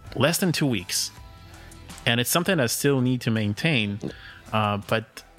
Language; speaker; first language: English; early bilingual, other home language; Russian